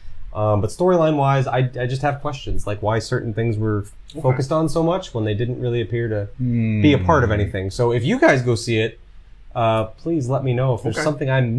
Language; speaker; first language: English; native; English